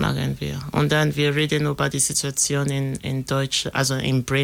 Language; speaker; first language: German; non-native, learner; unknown